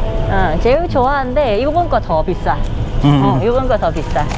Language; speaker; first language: Korean; non-native, learner; Thai